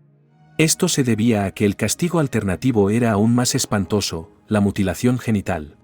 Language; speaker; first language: Spanish; native; Spanish